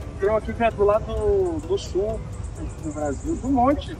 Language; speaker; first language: Portuguese; native; Portuguese